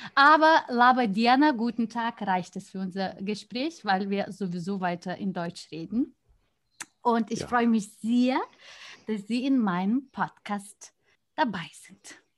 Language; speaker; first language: German; non-native, fluent; Lithuanian